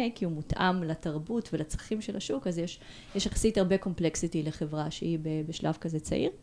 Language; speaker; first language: Hebrew; early bilingual, other home language; Russian